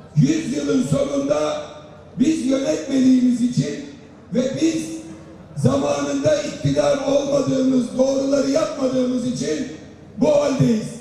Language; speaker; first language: Turkish; native; Turkish